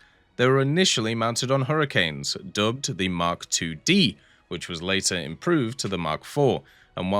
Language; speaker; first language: English; native; English